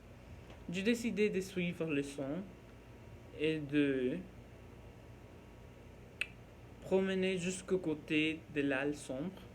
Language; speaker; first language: French; non-native, learner; Norwegian